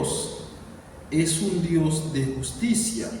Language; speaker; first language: Spanish; non-native, learner; Haitian Creole